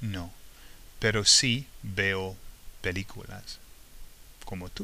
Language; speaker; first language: Spanish; non-native, fluent; English